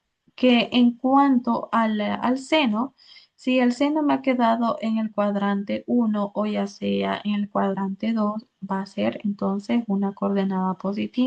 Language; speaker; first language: Spanish; native; Spanish